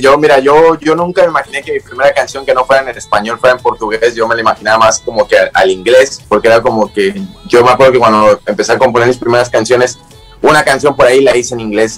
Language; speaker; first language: Spanish; native; Spanish